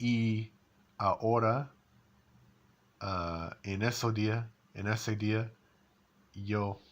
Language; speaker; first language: Spanish; non-native, learner; English